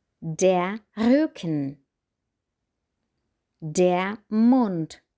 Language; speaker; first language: German; non-native, fluent; Ukrainian